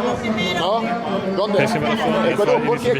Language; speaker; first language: Spanish; non-native, learner; English